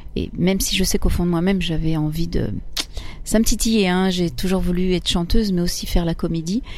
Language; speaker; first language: French; early bilingual, other home language; Italian